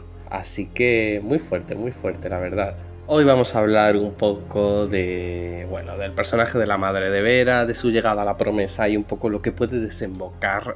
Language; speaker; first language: Spanish; native; Spanish